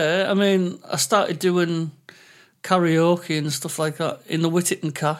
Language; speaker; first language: English; native; English